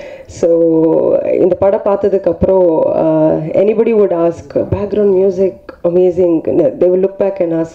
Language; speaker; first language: Tamil; non-native, learner; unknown